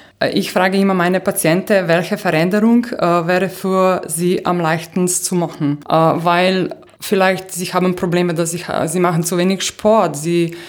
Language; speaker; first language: German; non-native, fluent; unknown